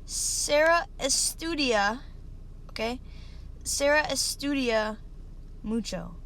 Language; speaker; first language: Spanish; non-native, learner; English